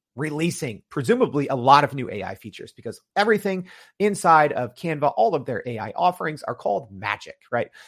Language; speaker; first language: English; native; English